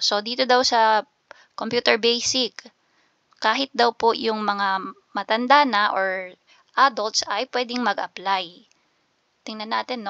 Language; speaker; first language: Filipino; native; Filipino